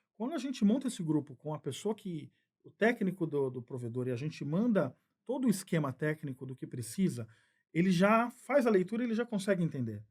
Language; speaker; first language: Portuguese; native; Portuguese